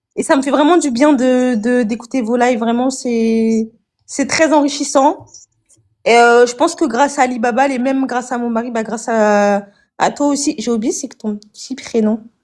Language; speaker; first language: French; native; French